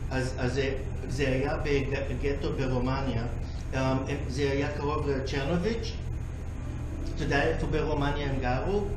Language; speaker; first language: Hebrew; early bilingual, heritage; English